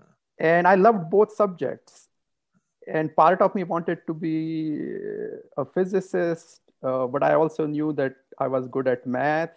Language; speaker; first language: English; non-native, local second language; Hindi